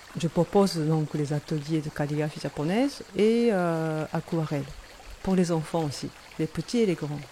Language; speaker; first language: French; non-native, fluent; Japanese